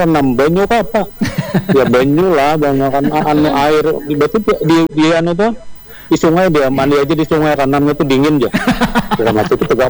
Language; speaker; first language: Indonesian; non-native, local second language; Banjar